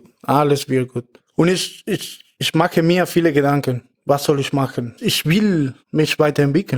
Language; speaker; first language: German; non-native, fluent; Spanish